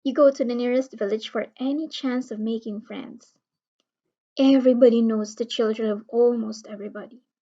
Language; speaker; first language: English; non-native, local second language; Filipino